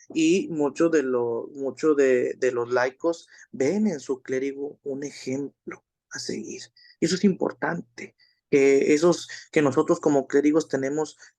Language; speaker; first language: Spanish; native; Spanish